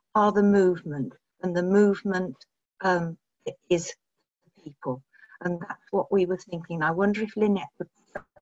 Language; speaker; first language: English; native; English